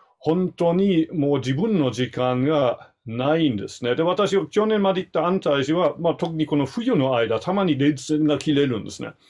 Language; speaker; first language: Japanese; non-native, fluent; German